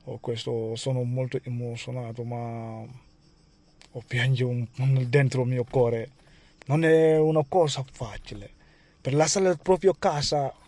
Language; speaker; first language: Italian; non-native, learner; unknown